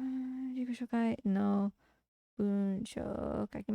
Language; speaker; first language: Japanese; non-native, learner; English